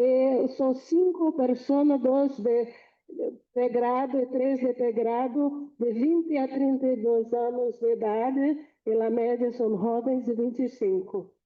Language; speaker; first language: Portuguese; non-native, fluent; Spanish